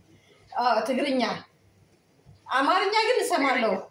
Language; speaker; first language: Amharic; non-native, learner; Tigrinya